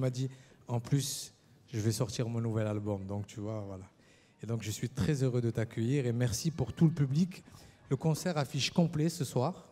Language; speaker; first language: French; native; French